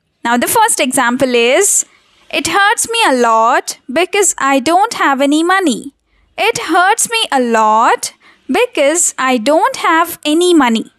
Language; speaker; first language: English; non-native, local second language; Telugu